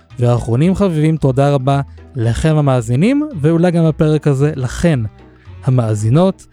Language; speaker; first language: Hebrew; native; Hebrew